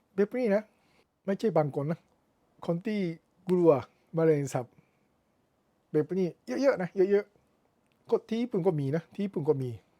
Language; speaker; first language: Thai; non-native, learner; Japanese